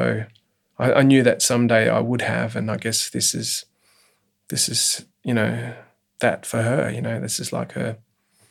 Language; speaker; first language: English; native; English